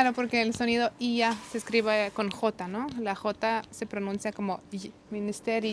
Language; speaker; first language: Spanish; non-native, fluent; Lithuanian